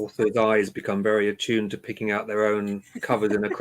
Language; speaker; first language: English; native; English